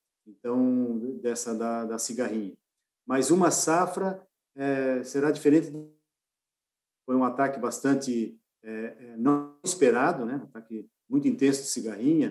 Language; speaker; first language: Portuguese; native; Portuguese